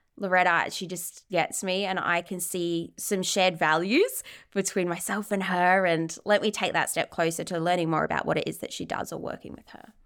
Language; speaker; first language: English; native; English